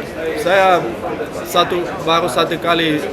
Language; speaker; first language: Indonesian; non-native, fluent; Dutch